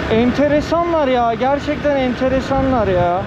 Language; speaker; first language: Turkish; native; Turkish